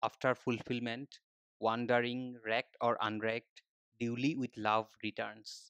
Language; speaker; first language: English; non-native, local second language; Assamese